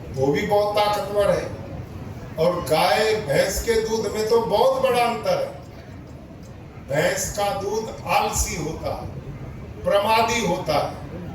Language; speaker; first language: Hindi; native; Hindi